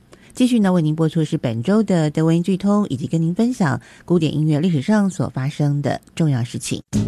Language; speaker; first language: Chinese; native; Chinese